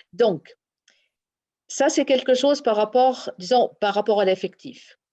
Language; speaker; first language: French; non-native, fluent; German